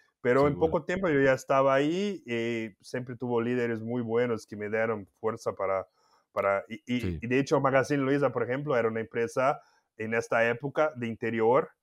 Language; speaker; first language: Spanish; non-native, fluent; Portuguese